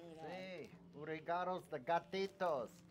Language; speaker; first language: Spanish; non-native, learner; English